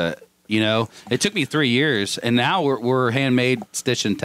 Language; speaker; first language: English; native; English